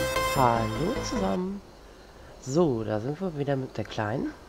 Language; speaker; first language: German; native; German